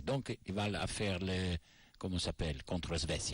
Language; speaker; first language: French; non-native, learner; Italian